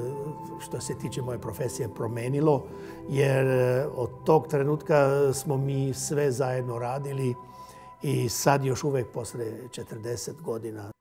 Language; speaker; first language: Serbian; non-native, local second language; Hungarian